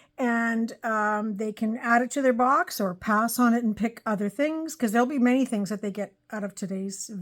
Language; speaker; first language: English; native; English